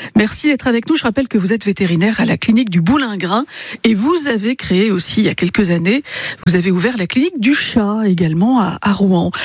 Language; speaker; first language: French; native; French